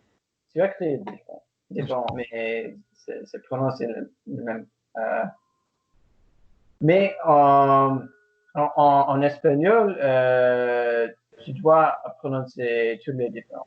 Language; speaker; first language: French; non-native, learner; English